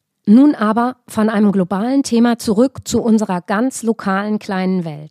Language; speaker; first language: German; native; German